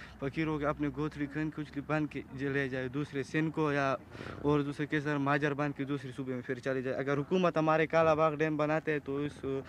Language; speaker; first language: Urdu; non-native, local second language; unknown